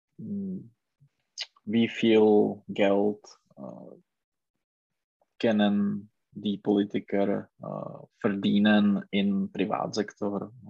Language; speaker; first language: German; non-native, learner; Czech